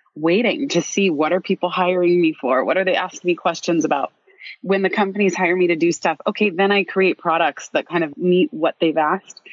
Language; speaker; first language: English; native; English